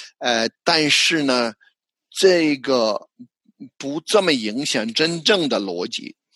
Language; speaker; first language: Chinese; non-native, fluent; English